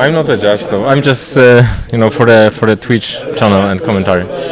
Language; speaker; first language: English; non-native, fluent; Polish